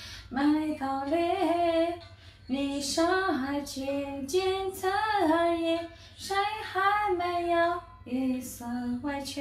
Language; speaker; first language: Chinese; native; Chinese